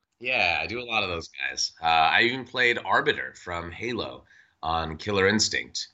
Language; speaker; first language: English; native; English